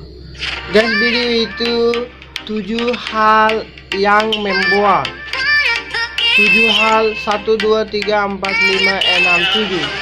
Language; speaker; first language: Indonesian; non-native, learner; Bangla